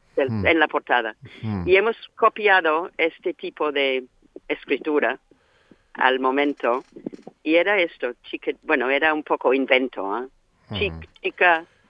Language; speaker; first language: Spanish; non-native, fluent; English